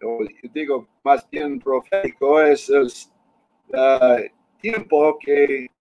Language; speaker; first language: Spanish; non-native, fluent; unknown